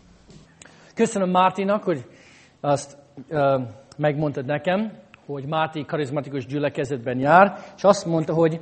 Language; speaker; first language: Hungarian; non-native, fluent; English